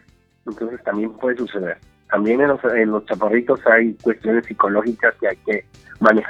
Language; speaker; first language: Spanish; native; Spanish